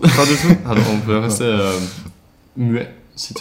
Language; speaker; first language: French; non-native, learner; Swedish